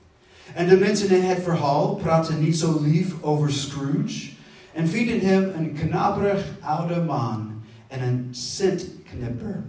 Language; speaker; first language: Dutch; non-native, fluent; English